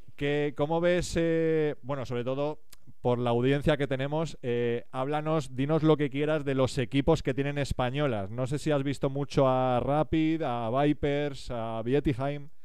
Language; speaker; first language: Spanish; native; Spanish